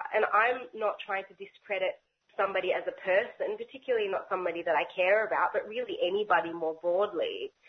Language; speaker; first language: English; native; English